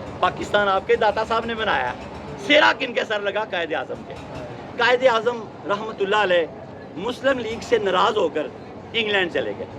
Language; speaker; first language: Urdu; non-native, local second language; Punjabi